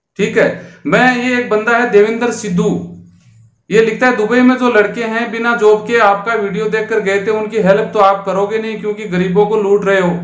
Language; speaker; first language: Hindi; native; Hindi